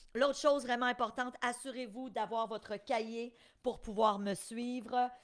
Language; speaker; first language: French; native; French